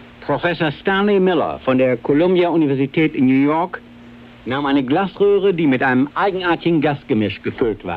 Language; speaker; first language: German; native; German